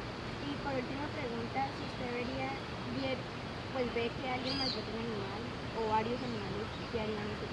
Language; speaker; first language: Spanish; native; Spanish